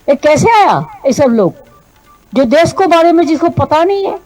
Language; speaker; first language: Hindi; non-native, local second language; Bangla